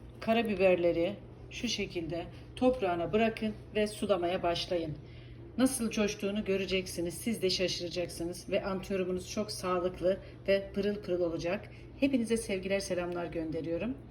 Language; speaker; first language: Turkish; native; Turkish